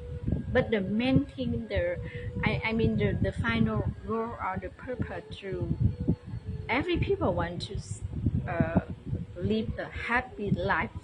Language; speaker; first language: English; non-native, learner; Vietnamese